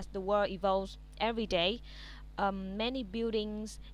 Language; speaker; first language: English; non-native, fluent; Vietnamese